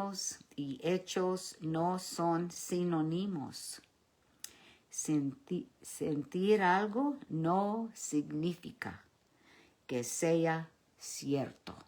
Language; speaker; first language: Spanish; early bilingual, heritage; Spanish